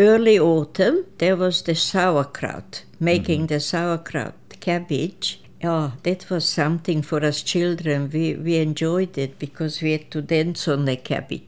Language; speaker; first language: English; non-native, fluent; Croatian